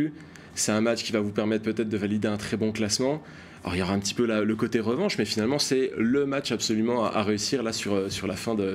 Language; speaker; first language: French; native; French